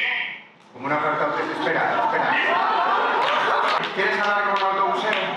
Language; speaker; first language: Spanish; native; Spanish